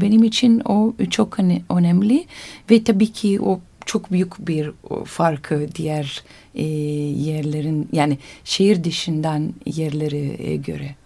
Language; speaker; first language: Turkish; non-native, learner; Italian